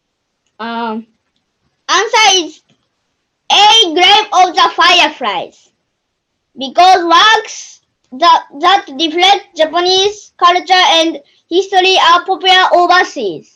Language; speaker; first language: English; non-native, learner; Japanese